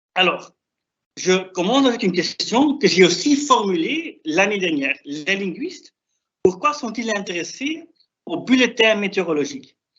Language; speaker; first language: French; non-native, fluent; German